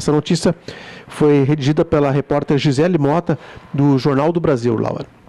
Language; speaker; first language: Portuguese; native; Portuguese